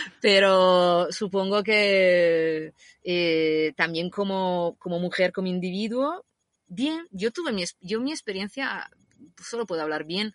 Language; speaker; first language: Spanish; non-native, fluent; Italian